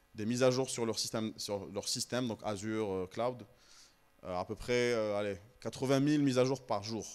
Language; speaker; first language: French; non-native, local second language; Arabic